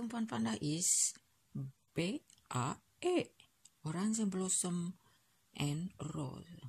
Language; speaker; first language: Dutch; non-native, learner; Indonesian